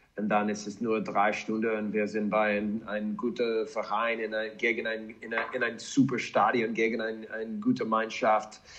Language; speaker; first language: German; non-native, learner; English